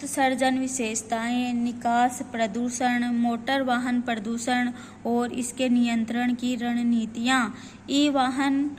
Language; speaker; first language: Hindi; native; Hindi